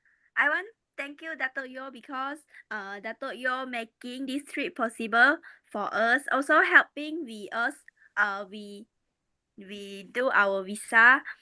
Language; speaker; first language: English; non-native, learner; Malay